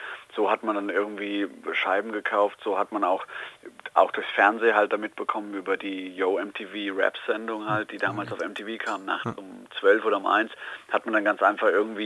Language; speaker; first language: German; native; German